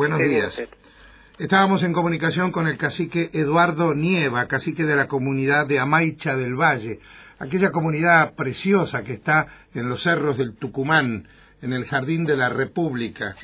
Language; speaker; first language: Spanish; native; Spanish